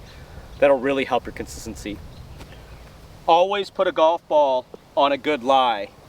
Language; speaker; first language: English; native; English